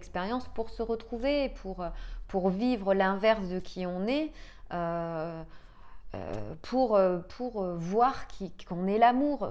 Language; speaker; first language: French; native; French